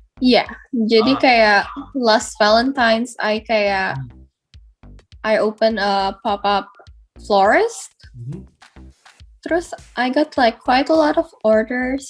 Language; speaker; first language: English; non-native, fluent; Indonesian